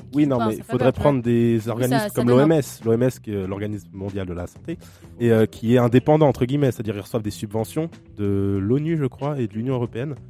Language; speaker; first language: French; native; French